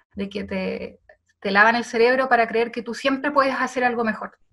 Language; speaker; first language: Spanish; native; Spanish